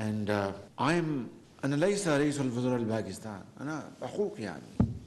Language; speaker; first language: Arabic; non-native, learner; Urdu